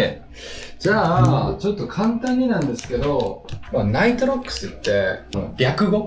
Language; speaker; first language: Japanese; native; Japanese